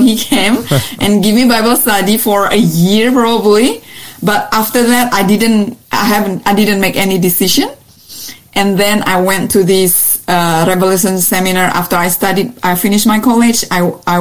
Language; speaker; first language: English; non-native, fluent; Indonesian